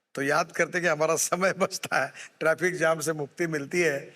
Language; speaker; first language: Hindi; non-native, local second language; Marathi